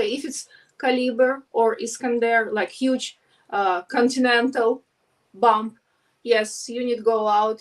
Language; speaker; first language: English; non-native, learner; Ukrainian